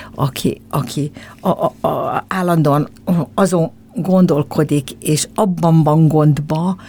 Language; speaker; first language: Hungarian; native; Hungarian